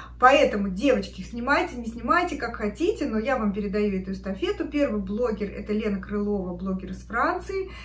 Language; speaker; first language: Russian; native; Russian